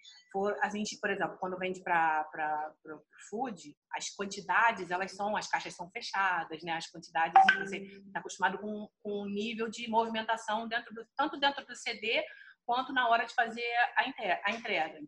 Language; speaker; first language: Portuguese; native; Portuguese